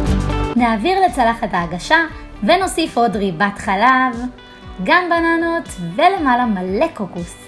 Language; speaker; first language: Hebrew; native; Hebrew